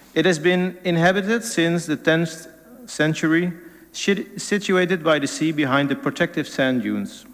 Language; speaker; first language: English; non-native, fluent; Dutch